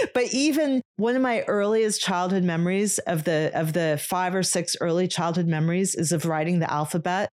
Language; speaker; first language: English; native; English